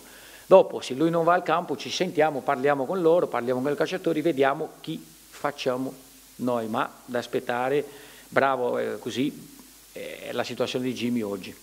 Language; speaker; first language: Italian; non-native, fluent; Portuguese